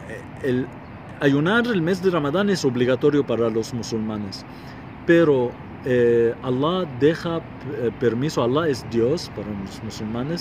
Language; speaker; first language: Spanish; non-native, fluent; Arabic